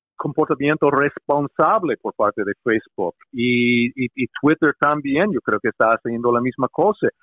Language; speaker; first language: Spanish; non-native, fluent; English